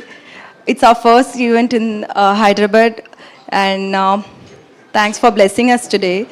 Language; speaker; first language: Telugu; non-native, learner; Tamil